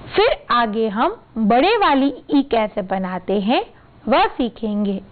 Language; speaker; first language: Hindi; non-native, local second language; Gujarati